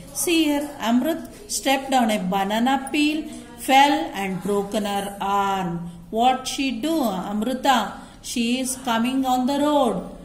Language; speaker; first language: English; non-native, local second language; Kannada